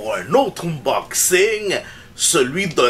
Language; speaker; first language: French; native; French